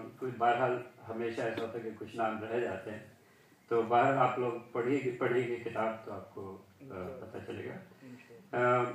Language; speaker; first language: Urdu; early bilingual, heritage; Urdu